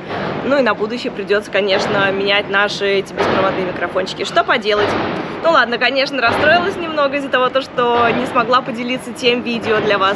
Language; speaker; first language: Russian; native; Russian